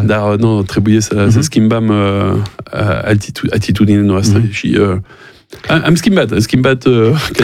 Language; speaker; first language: Romanian; non-native, fluent; French